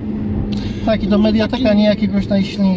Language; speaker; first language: Polish; native; Polish